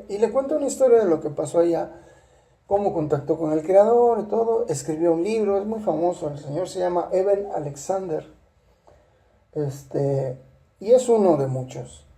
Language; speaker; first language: Spanish; native; Spanish